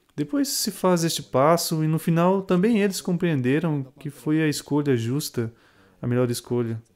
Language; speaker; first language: Portuguese; non-native, fluent; Italian